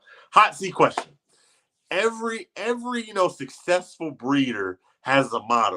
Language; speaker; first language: English; native; English